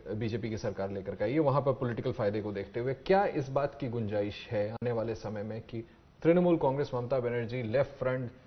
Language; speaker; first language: Hindi; native; Hindi